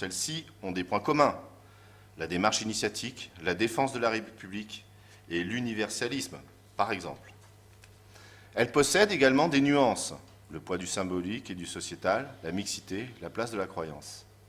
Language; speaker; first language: French; native; French